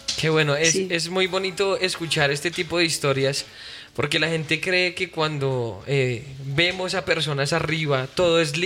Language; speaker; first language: Spanish; native; Spanish